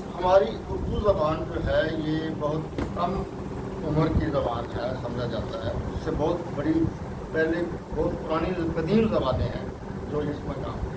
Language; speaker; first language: Urdu; non-native, local second language; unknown